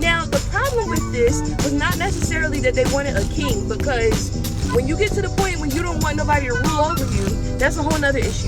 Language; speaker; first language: English; native; English